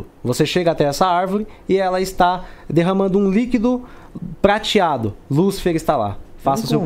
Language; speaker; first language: Portuguese; native; Portuguese